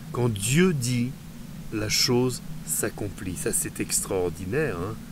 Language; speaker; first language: French; native; French